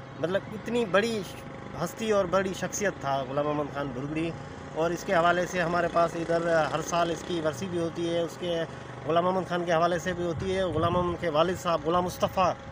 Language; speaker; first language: Urdu; non-native, local second language; Sindhi